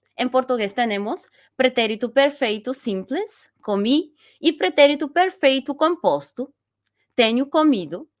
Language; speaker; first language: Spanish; non-native, fluent; Bulgarian